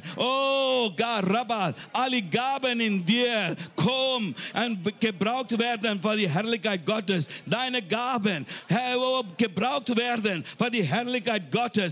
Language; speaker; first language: German; non-native, learner; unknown